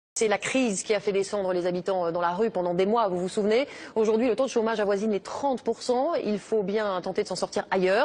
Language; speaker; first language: French; native; French